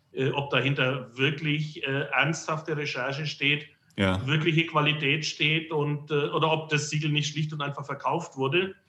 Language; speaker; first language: German; native; German